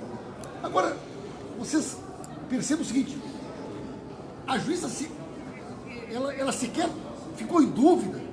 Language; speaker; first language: Portuguese; native; Portuguese